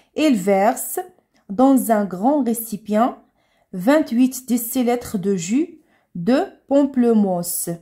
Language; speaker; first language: French; non-native, local second language; Arabic